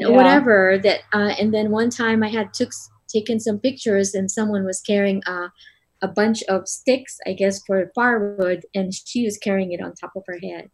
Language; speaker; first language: English; non-native, local second language; Filipino